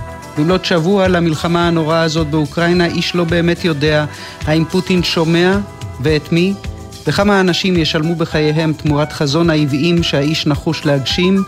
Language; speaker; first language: Hebrew; native; Hebrew